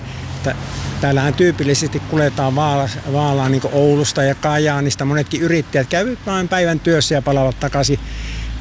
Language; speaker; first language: Finnish; native; Finnish